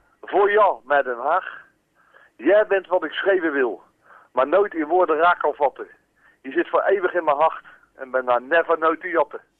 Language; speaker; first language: Dutch; native; Dutch